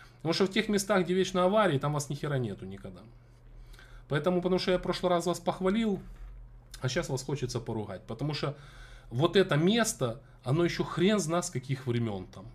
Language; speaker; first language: Russian; native; Russian